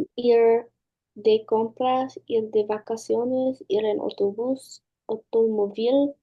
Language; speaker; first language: Spanish; non-native, learner; English